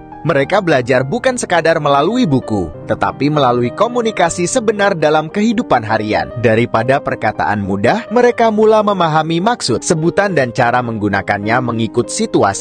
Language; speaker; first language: Malay; native; Malay